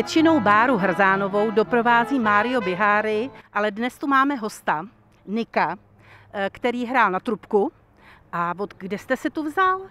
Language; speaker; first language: Czech; native; Czech